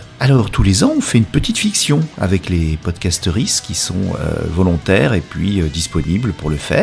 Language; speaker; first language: French; native; French